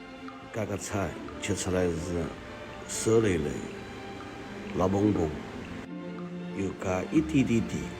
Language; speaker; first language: Chinese; non-native, local second language; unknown